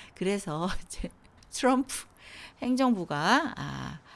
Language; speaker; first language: Korean; native; Korean